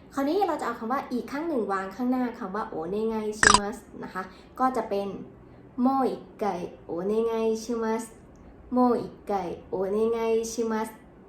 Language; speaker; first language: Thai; native; Thai